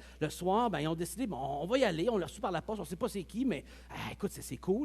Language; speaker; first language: French; native; French